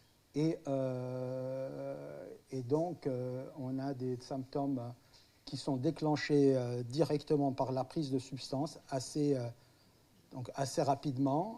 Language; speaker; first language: French; native; French